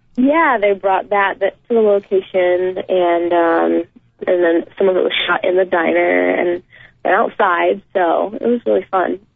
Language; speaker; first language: English; native; English